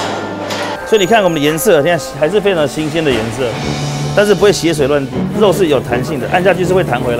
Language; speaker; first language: Chinese; native; Chinese